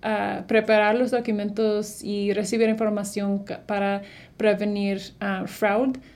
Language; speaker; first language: Spanish; non-native, fluent; English